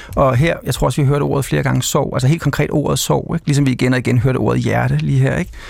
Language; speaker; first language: Danish; native; Danish